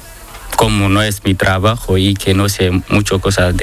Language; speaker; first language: Spanish; non-native, learner; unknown